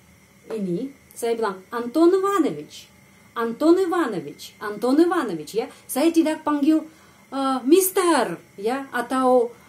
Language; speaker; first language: Indonesian; non-native, fluent; Russian